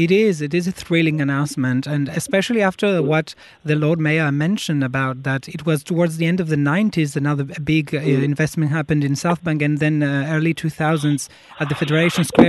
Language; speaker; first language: English; non-native, fluent; Greek